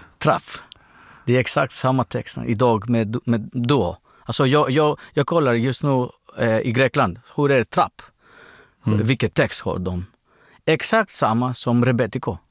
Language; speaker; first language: Swedish; non-native, fluent; Greek